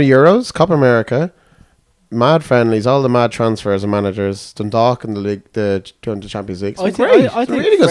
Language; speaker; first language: English; native; English